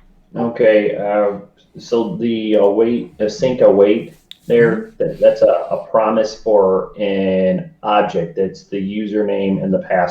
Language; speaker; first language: English; native; English